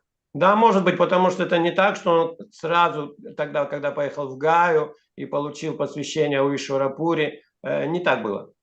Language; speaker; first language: Russian; native; Russian